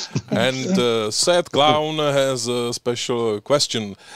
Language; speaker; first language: English; non-native, learner; Czech